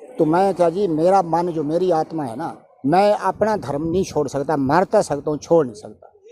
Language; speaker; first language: Urdu; non-native, local second language; Punjabi